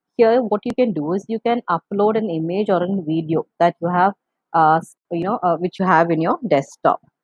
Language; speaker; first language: English; non-native, local second language; Malayalam